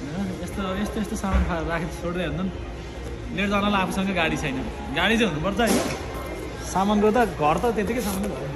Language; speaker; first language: Nepali; native; Nepali